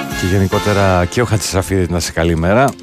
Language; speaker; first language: Greek; native; Greek